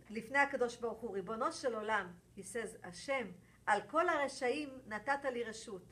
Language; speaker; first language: English; non-native, fluent; Hebrew